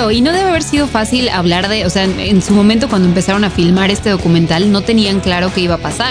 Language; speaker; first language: Spanish; native; Spanish